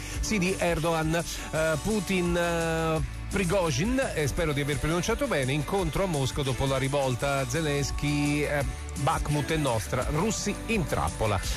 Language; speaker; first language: Italian; native; Italian